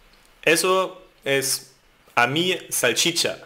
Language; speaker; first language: Spanish; non-native, fluent; German